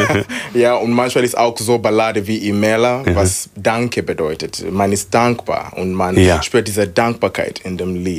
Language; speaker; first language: German; non-native, fluent; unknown